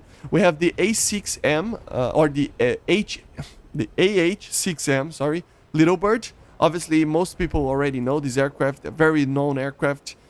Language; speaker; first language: English; non-native, fluent; Portuguese